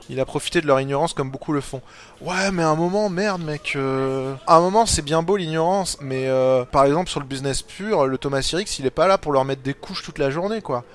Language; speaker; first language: French; native; French